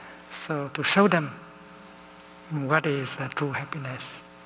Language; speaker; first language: English; non-native, fluent; Vietnamese